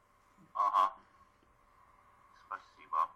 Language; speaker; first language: Russian; non-native, fluent; Estonian